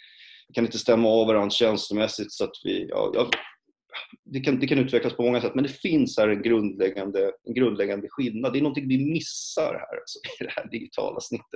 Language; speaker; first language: Swedish; native; Swedish